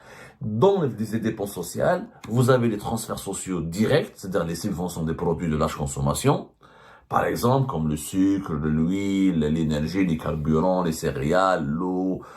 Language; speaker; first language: French; non-native, local second language; Arabic